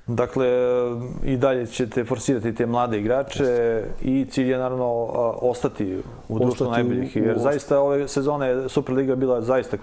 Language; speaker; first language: Serbian; native; Serbian